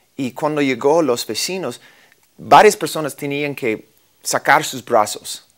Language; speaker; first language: Spanish; non-native, fluent; English